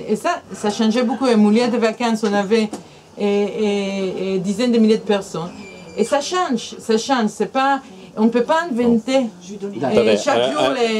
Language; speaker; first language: French; non-native, fluent; Hebrew